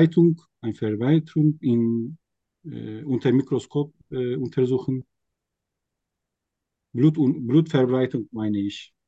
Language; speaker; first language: German; non-native, fluent; Turkish